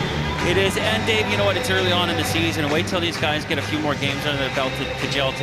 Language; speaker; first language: English; native; English